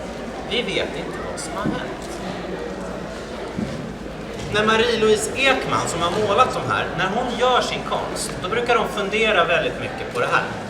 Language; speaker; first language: Swedish; native; Swedish